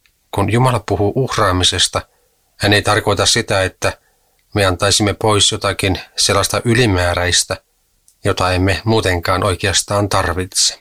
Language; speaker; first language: Finnish; native; Finnish